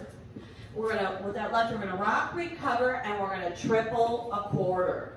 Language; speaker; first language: English; native; English